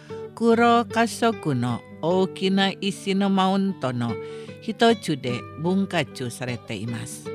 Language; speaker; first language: Japanese; non-native, fluent; Indonesian